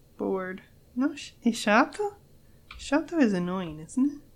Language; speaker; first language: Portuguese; non-native, learner; English